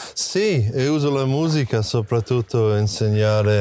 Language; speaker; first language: Italian; non-native, fluent; English